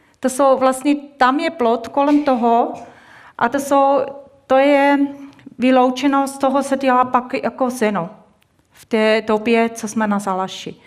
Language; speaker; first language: Czech; non-native, fluent; Swiss German